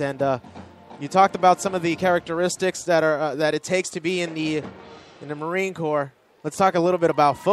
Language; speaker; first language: English; native; English